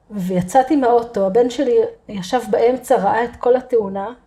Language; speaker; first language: Hebrew; native; Hebrew